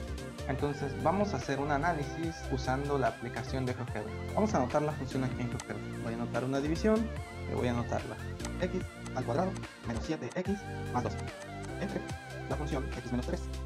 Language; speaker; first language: Spanish; native; Spanish